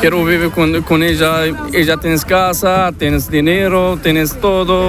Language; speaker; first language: Spanish; non-native, learner; Arabic